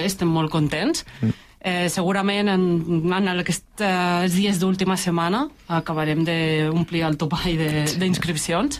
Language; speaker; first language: Catalan; native; Catalan